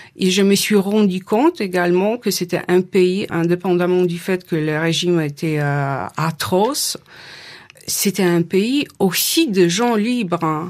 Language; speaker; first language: French; non-native, fluent; Polish